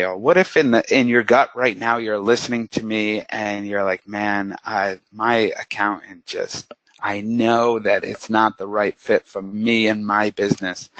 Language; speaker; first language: English; native; English